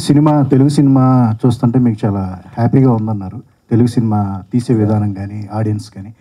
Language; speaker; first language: Telugu; native; Telugu